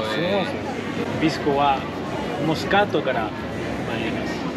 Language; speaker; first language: Japanese; non-native, learner; Spanish